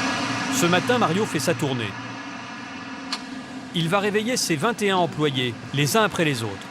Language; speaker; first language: French; native; French